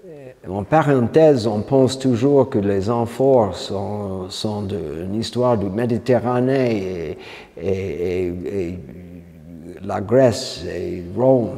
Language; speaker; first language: French; non-native, fluent; English